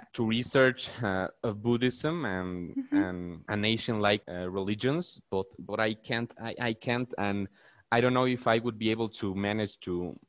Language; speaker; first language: English; non-native, fluent; Spanish